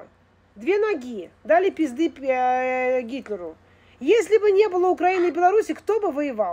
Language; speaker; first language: Russian; native; Russian